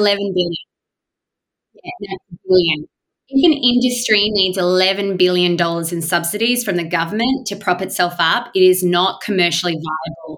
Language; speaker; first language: English; native; English